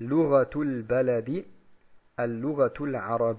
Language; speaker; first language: Arabic; non-native, fluent; German